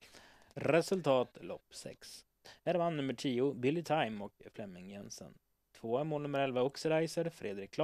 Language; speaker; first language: Swedish; native; Swedish